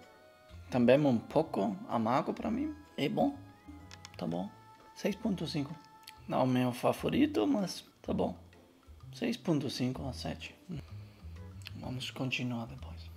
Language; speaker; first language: Portuguese; non-native, learner; German